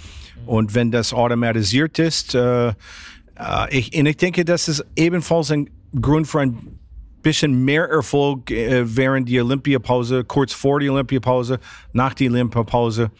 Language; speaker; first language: German; non-native, fluent; English